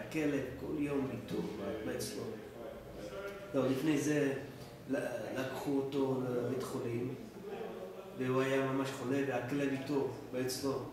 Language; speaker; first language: Hebrew; non-native, learner; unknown